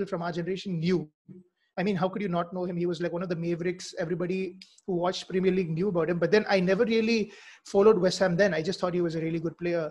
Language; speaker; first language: English; non-native, local second language; Mizo